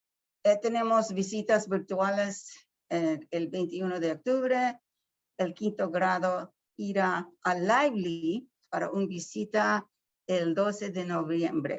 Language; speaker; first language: Spanish; early bilingual, heritage; Spanish